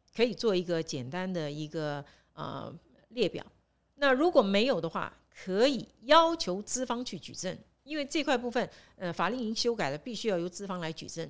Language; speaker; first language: Chinese; native; Chinese